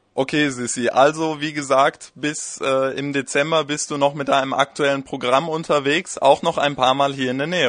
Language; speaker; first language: German; native; German